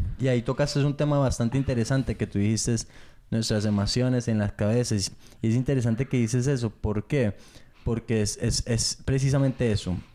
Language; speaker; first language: Spanish; early bilingual, heritage; Spanish